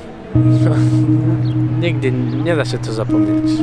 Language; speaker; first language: Polish; non-native, learner; Spanish